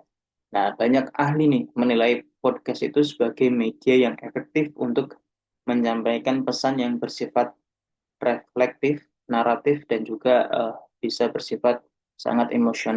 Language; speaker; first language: Indonesian; native; Indonesian